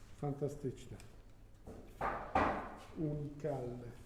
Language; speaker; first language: Polish; non-native, fluent; Italian